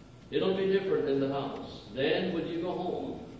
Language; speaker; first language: English; native; English